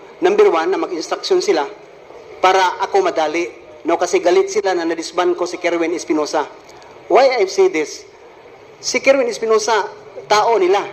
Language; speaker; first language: Filipino; non-native, local second language; Cebuano